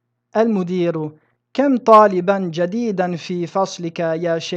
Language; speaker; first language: Arabic; non-native, fluent; French